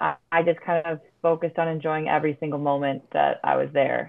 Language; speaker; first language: English; native; English